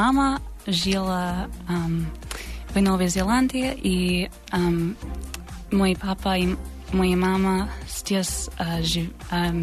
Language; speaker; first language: Russian; non-native, learner; English